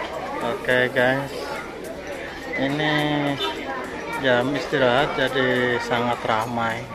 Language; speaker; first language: Indonesian; native; Indonesian